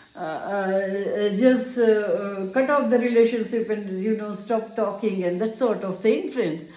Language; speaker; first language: English; non-native, local second language; Gujarati